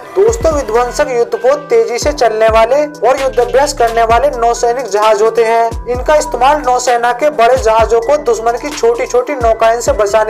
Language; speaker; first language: Hindi; native; Hindi